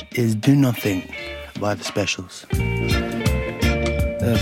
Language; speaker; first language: English; native; English